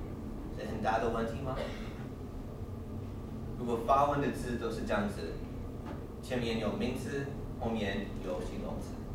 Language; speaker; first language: Chinese; non-native, learner; English